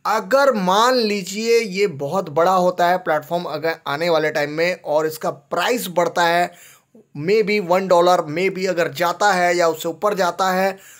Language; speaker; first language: Hindi; native; Hindi